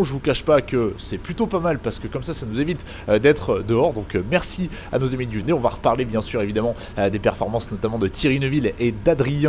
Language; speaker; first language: French; native; French